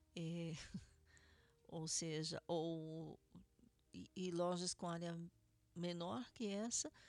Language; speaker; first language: Portuguese; native; Portuguese